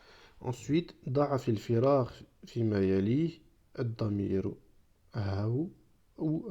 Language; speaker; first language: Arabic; non-native, fluent; French